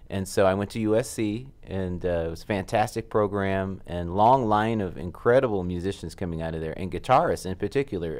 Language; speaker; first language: English; native; English